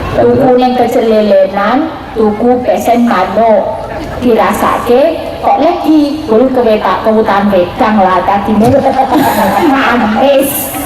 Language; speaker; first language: Javanese; non-native, local second language; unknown